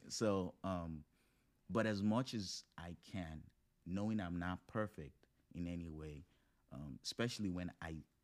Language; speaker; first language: English; non-native, local second language; Yoruba